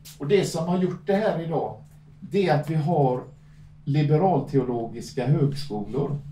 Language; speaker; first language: Swedish; native; Swedish